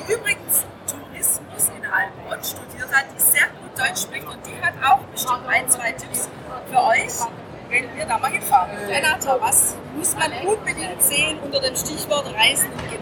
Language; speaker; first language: German; native; German